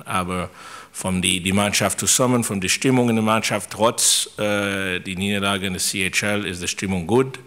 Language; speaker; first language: German; non-native, fluent; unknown